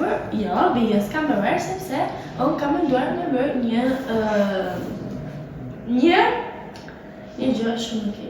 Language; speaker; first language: Albanian; early bilingual, heritage; Albanian